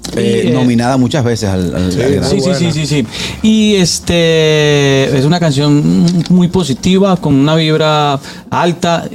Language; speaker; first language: Spanish; native; Spanish